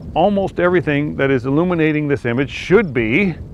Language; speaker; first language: English; native; English